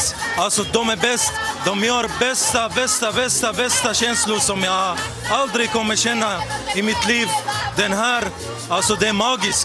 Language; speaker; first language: Swedish; non-native, local second language; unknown